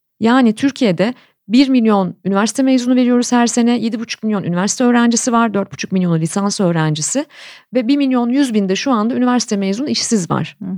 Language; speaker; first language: Turkish; native; Turkish